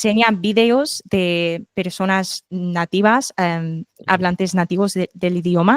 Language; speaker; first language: Spanish; non-native, fluent; English